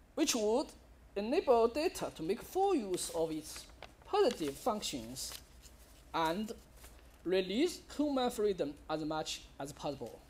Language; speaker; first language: English; non-native, learner; Chinese